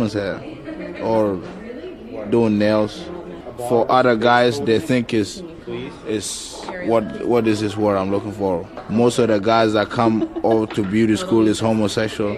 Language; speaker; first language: English; non-native, fluent; Acoli